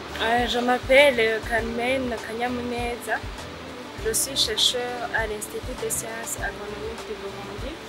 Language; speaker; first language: French; non-native, local second language; Rundi